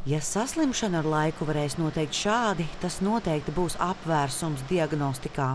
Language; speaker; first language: Latvian; native; Latvian